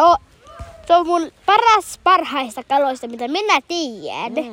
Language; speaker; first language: Finnish; early bilingual, heritage; Finnish